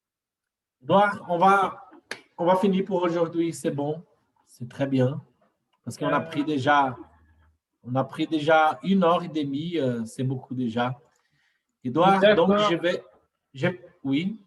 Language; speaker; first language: French; non-native, learner; Portuguese